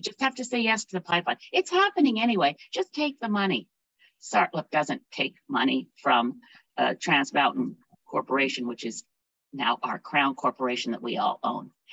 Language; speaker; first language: English; native; English